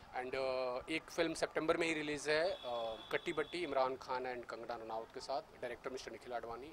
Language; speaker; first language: Hindi; non-native, local second language; Bhojpuri